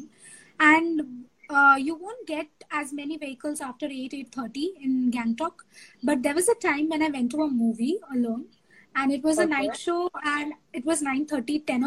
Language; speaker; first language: English; non-native, local second language; Bangla